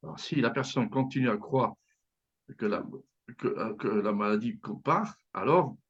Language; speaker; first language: French; native; French